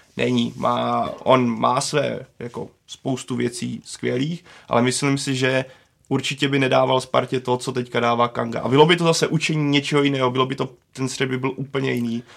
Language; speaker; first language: Czech; native; Czech